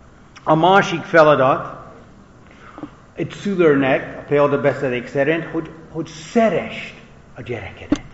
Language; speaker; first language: Hungarian; non-native, fluent; English